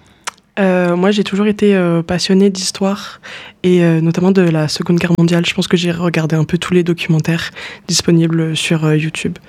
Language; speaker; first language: French; native; French